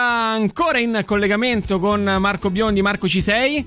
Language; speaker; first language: Italian; native; Italian